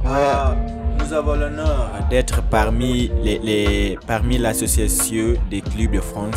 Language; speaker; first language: French; non-native, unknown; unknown